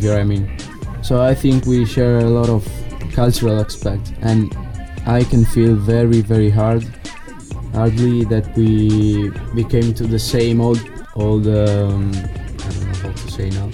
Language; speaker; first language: English; non-native, learner; Italian